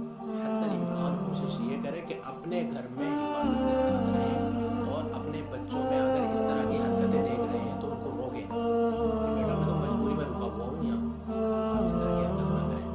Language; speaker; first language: Urdu; native; Urdu